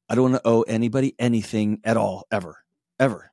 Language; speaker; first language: English; native; English